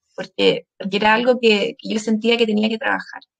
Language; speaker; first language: Spanish; native; Spanish